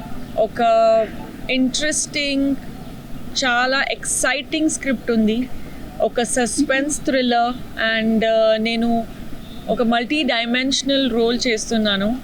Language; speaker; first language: Telugu; non-native, fluent; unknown